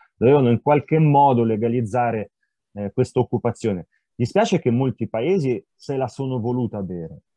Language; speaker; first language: Italian; non-native, fluent; Ukrainian